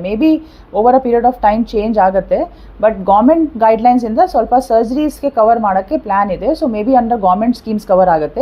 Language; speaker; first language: Kannada; non-native, learner; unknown